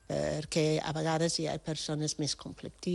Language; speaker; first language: Catalan; non-native, fluent; French